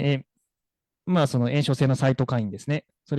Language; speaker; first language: Japanese; native; Japanese